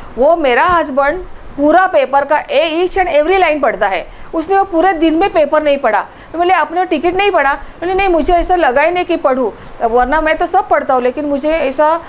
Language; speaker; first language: Hindi; non-native, local second language; Marathi